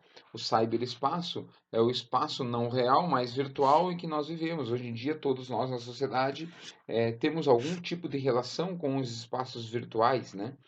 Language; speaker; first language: Portuguese; native; Portuguese